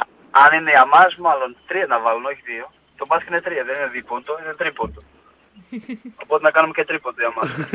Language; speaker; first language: Greek; non-native, fluent; Portuguese